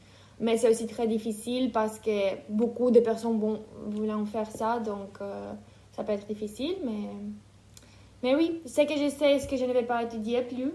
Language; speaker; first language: French; non-native, fluent; Ukrainian